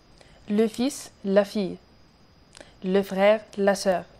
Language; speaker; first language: French; non-native, learner; Arabic